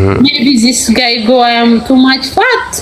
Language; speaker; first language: English; non-native, learner; Amharic